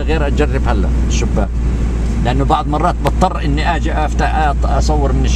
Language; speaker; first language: Arabic; native; Arabic